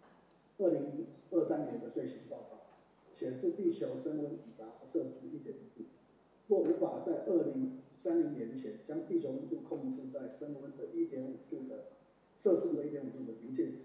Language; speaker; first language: Chinese; native; Chinese